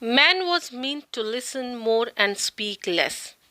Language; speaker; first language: English; non-native, local second language; Marathi